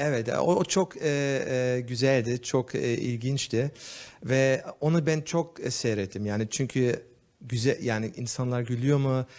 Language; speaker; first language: Turkish; early bilingual, heritage; Turkish